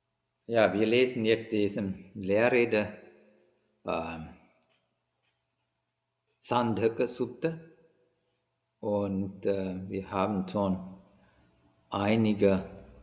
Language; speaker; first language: German; non-native, fluent; Sinhala